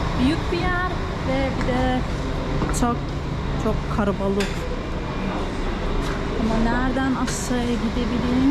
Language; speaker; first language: Turkish; non-native, learner; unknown